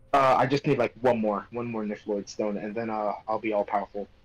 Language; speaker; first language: English; native; English